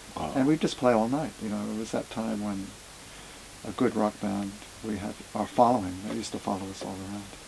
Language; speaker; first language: English; native; English